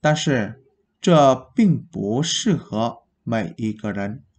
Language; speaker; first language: Chinese; non-native, fluent; Vietnamese